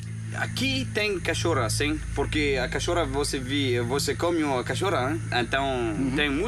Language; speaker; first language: Portuguese; non-native, learner; French